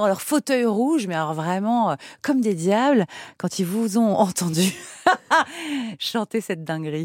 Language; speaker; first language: French; native; French